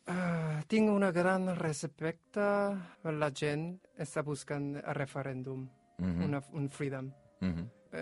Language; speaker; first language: Catalan; non-native, learner; Korean